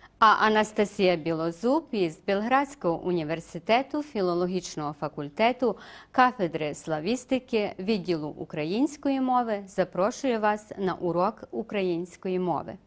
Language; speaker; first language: Ukrainian; early bilingual, heritage; Ukrainian